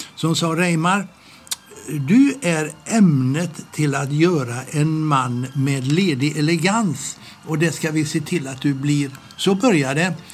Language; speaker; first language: Swedish; native; Swedish